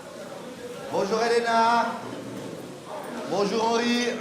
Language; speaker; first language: French; native; French